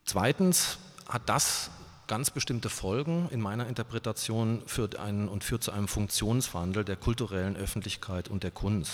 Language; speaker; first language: German; native; German